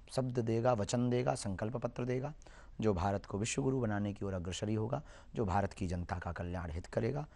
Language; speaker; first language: Hindi; native; Hindi